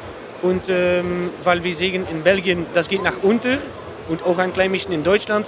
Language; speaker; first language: German; non-native, learner; Dutch